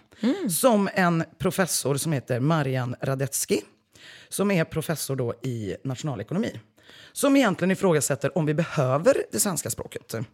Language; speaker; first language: Swedish; native; Swedish